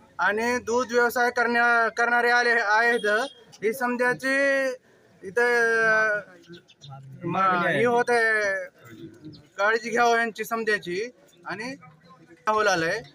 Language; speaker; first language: Marathi; non-native, local second language; Urdu